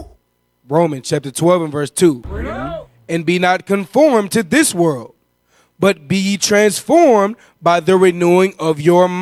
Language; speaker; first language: English; native; English